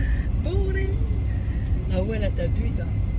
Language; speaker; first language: French; native; French